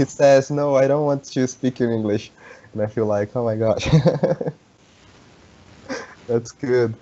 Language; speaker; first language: English; non-native, learner; Portuguese